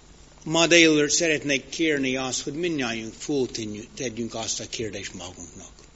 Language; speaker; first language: Hungarian; non-native, fluent; English